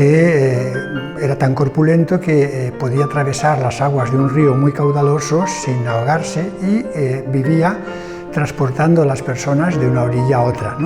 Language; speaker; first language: Spanish; native; Spanish